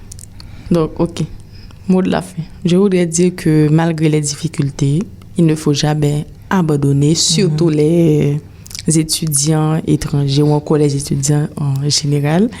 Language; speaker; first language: French; non-native, local second language; Haitian Creole